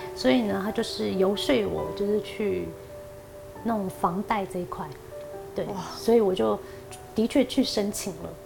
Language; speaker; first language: Chinese; early bilingual, heritage; Spanish